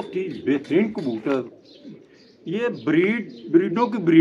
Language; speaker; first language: Hindi; non-native, local second language; Punjabi